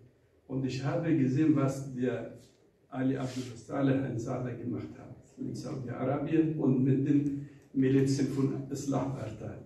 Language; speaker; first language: German; non-native, fluent; Arabic